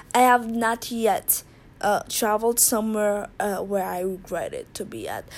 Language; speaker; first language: English; non-native, fluent; Haitian Creole